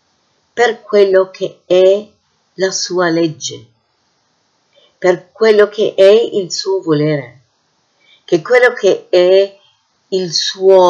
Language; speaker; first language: Italian; non-native, fluent; English